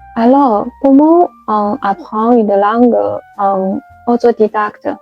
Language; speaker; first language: French; non-native, fluent; Chinese